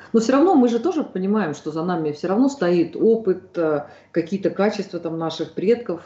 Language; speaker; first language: Russian; native; Russian